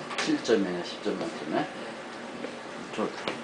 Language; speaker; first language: Korean; native; Korean